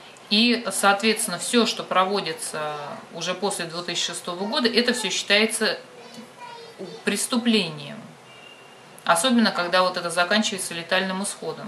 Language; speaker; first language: Russian; native; Russian